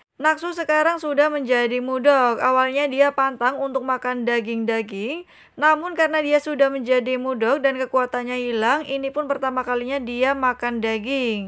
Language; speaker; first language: Indonesian; native; Indonesian